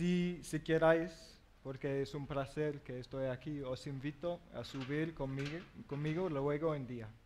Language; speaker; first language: Spanish; non-native, learner; English